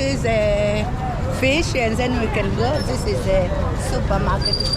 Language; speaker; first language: English; non-native, local second language; Swahili